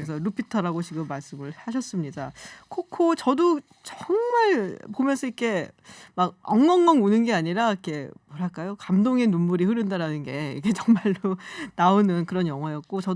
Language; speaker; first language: Korean; native; Korean